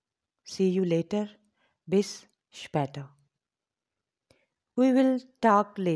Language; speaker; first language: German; non-native, learner; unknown